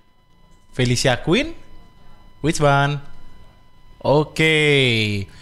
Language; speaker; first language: English; non-native, fluent; Indonesian